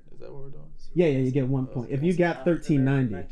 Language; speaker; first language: English; native; English